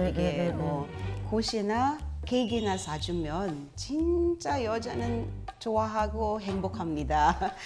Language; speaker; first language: Korean; non-native, fluent; Filipino